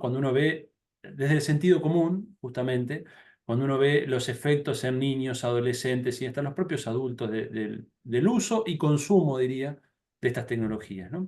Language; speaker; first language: Spanish; native; Spanish